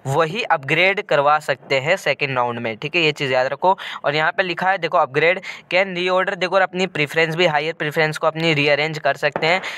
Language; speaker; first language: Hindi; native; Hindi